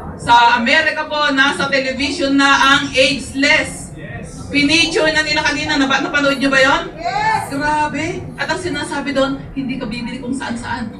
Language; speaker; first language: Filipino; native; Filipino